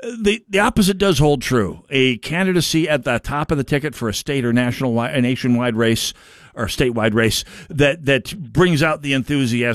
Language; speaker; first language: English; native; English